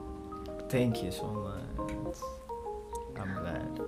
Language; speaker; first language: English; non-native, learner; Indonesian